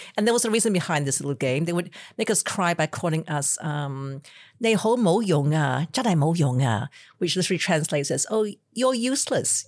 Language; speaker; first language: English; non-native, local second language; Cantonese